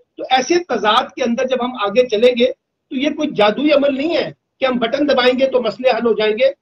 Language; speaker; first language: Urdu; native; Urdu